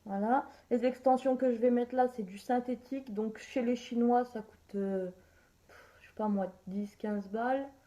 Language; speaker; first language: French; native; French